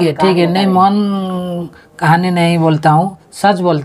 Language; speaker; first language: Hindi; non-native, local second language; Odia